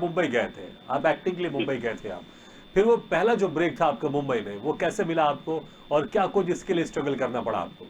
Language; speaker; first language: Hindi; native; Hindi